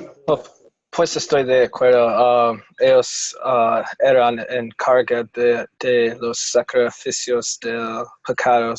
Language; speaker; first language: Spanish; non-native, learner; English